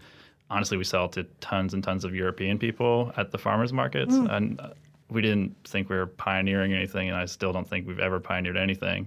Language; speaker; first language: English; native; English